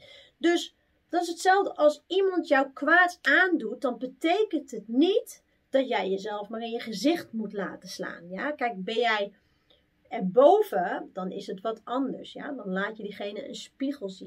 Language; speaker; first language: Dutch; native; Dutch